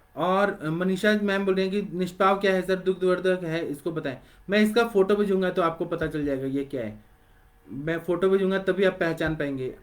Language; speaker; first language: Hindi; non-native, local second language; Marathi